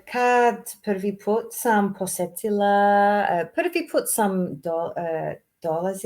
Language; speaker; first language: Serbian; non-native, learner; English